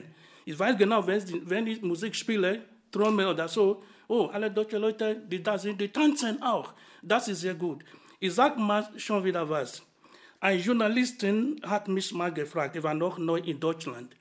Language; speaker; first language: German; non-native, fluent; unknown